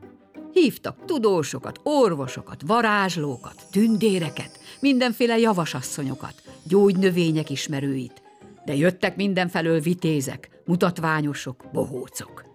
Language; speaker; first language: Hungarian; native; Hungarian